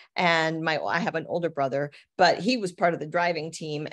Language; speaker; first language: English; native; English